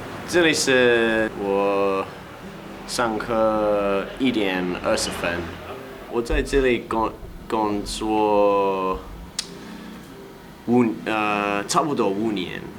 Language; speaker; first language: Chinese; non-native, learner; English